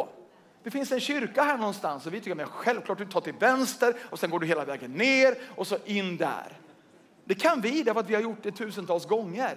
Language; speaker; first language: Swedish; native; Swedish